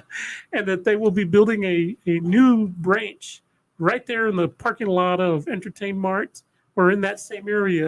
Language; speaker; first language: English; native; English